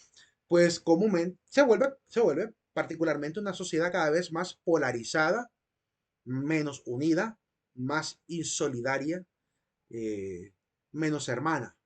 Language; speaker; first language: Spanish; native; Spanish